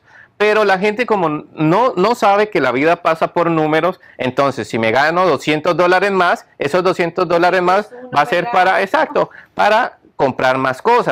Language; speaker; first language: Spanish; native; Spanish